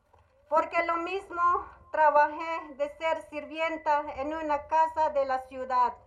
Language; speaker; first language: Spanish; non-native, local second language; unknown